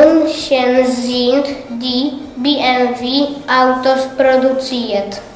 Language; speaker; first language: German; non-native, learner; Polish